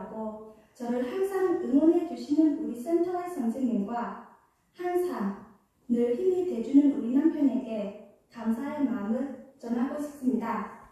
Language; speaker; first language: Korean; non-native, fluent; Khmer